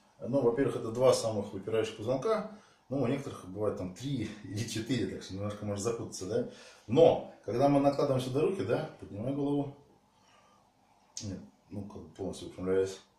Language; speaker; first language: Russian; native; Russian